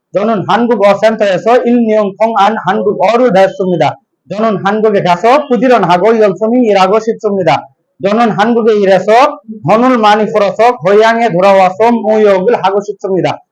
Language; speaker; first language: Korean; non-native, learner; Bangla